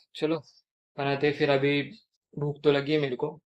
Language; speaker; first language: Hindi; non-native, local second language; Marathi